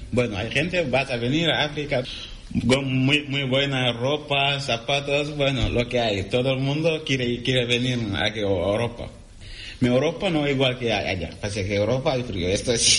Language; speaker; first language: Spanish; non-native, learner; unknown